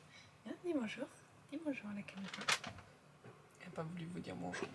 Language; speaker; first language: French; native; French